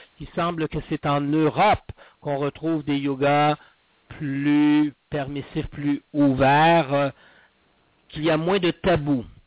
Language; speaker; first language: French; native; French